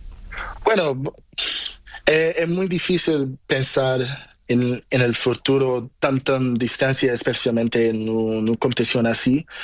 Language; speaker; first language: Spanish; non-native, local second language; Portuguese